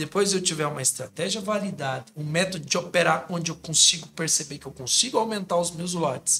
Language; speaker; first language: Portuguese; native; Portuguese